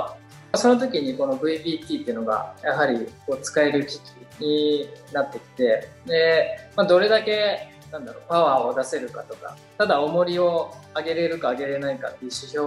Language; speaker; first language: Japanese; native; Japanese